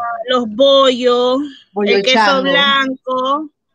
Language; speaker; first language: Spanish; early bilingual, heritage; Spanish